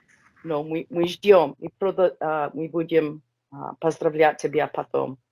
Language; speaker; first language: Russian; non-native, learner; English